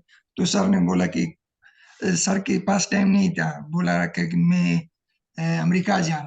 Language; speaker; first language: Hindi; non-native, learner; Pashto